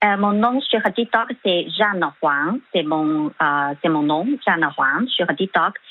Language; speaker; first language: French; non-native, fluent; Chinese